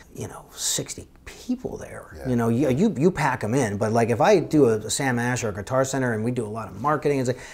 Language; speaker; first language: English; native; English